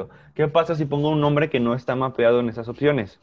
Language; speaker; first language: Spanish; native; Spanish